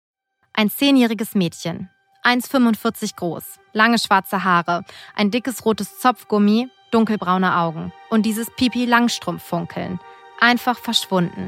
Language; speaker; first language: German; native; German